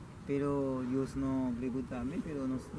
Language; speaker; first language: Spanish; non-native, learner; Haitian Creole